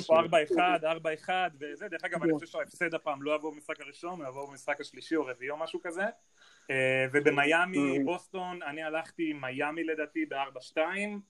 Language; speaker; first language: Hebrew; native; Hebrew